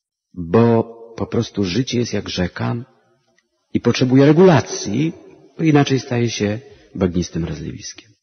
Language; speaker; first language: Polish; native; Polish